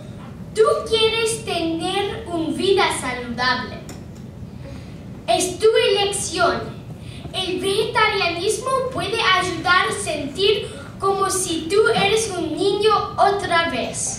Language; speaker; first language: Spanish; non-native, learner; English